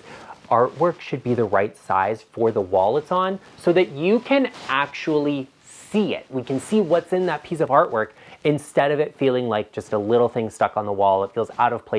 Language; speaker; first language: English; native; English